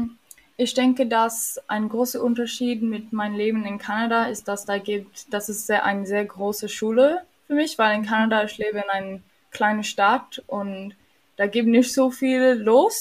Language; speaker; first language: German; non-native, learner; English